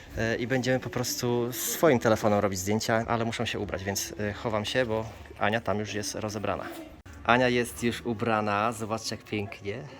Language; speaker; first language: Polish; native; Polish